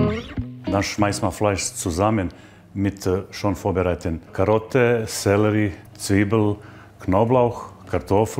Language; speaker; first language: German; non-native, learner; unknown